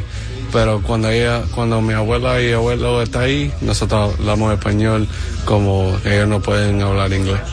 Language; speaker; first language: Spanish; early bilingual, heritage; English